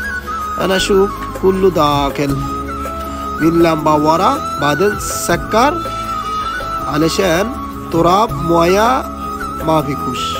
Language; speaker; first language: Arabic; non-native, learner; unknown